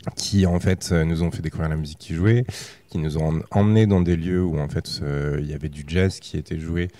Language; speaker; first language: French; native; French